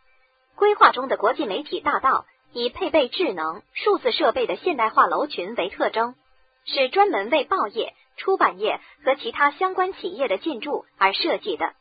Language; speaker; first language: Chinese; native; Chinese